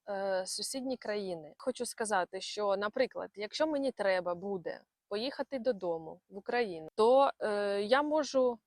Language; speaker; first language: Ukrainian; non-native, local second language; Russian